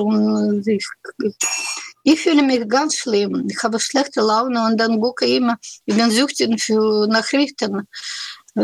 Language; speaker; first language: German; non-native, learner; Russian